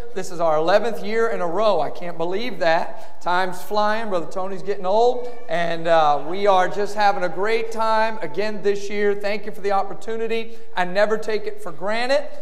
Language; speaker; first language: English; native; English